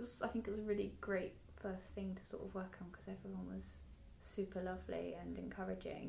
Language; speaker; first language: English; native; English